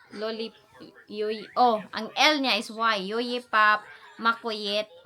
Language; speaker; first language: Filipino; non-native, local second language; Cebuano